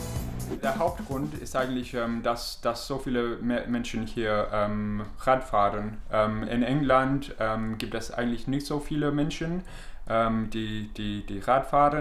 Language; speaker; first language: German; non-native, learner; English